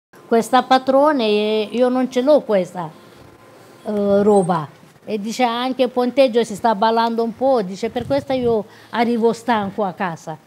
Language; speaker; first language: Italian; non-native, local second language; Romanian